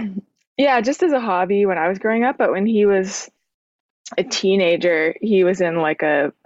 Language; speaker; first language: English; native; English